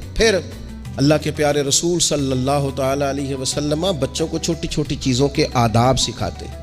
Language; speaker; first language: Urdu; non-native, local second language; Punjabi